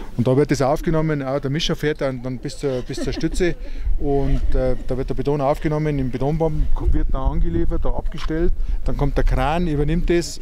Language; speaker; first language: German; native; German